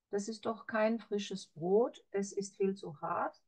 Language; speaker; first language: German; non-native, fluent; Greek